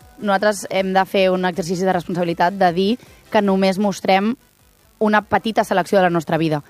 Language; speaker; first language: Catalan; native; Catalan